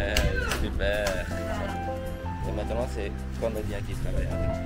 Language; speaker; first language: French; non-native, fluent; Vietnamese